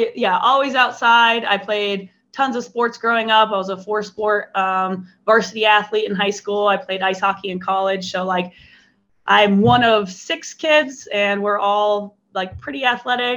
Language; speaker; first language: English; native; English